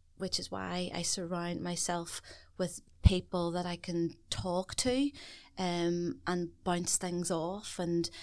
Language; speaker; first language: English; native; English